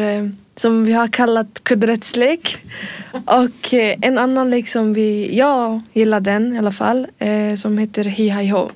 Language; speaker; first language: Swedish; early bilingual, other home language; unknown